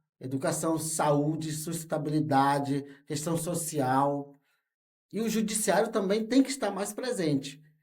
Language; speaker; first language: Portuguese; non-native, local second language; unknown